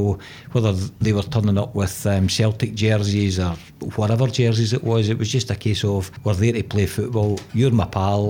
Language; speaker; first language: English; native; English